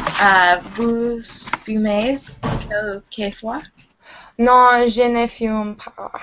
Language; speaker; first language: French; non-native, learner; English